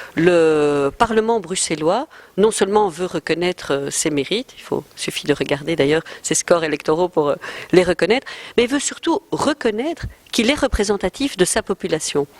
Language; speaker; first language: French; native; French